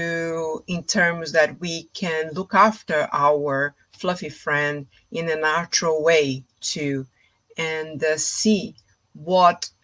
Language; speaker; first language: English; non-native, fluent; Portuguese